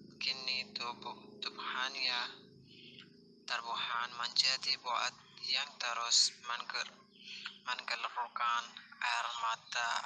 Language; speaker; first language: Indonesian; non-native, learner; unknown